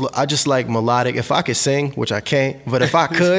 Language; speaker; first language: English; native; English